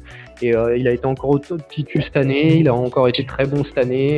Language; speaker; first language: French; native; French